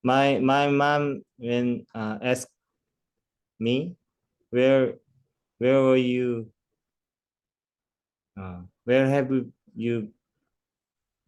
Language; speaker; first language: English; non-native, learner; Korean